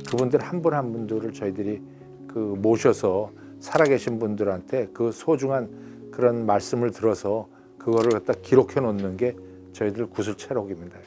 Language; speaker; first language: Korean; native; Korean